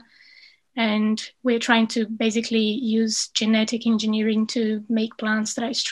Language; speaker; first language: English; non-native, fluent; Portuguese